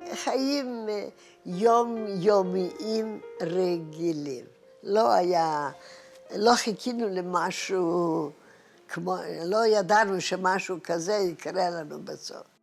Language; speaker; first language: Hebrew; non-native, fluent; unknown